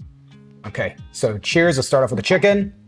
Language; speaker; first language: English; native; English